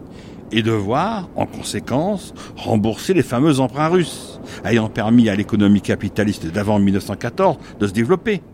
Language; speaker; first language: French; native; French